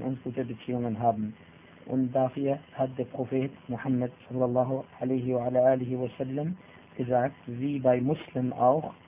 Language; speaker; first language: German; non-native, fluent; Arabic